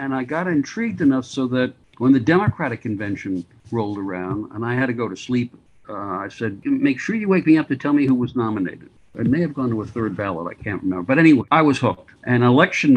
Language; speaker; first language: English; native; English